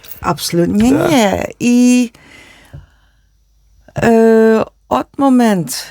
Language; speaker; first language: Polish; non-native, learner; Dutch